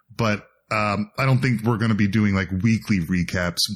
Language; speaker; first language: English; native; English